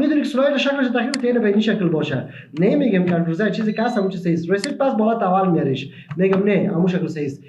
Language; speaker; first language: Persian; native; Persian